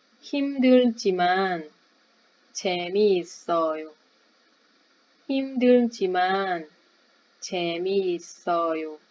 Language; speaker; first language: Korean; non-native, fluent; Thai